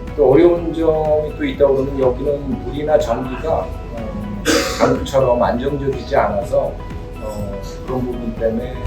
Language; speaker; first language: Korean; native; Korean